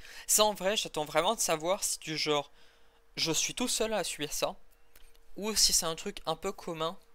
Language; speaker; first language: French; native; French